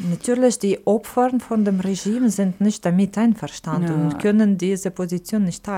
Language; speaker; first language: German; non-native, fluent; Ukrainian